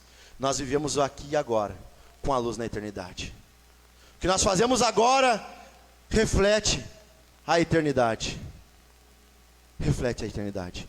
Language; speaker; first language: Portuguese; native; Portuguese